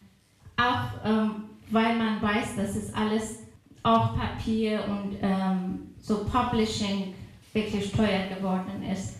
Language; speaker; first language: German; non-native, fluent; Persian